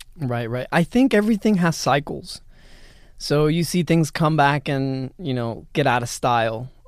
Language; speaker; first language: English; early bilingual, other home language; Spanish